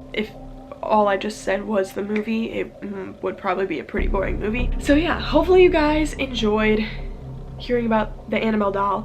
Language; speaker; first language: English; native; English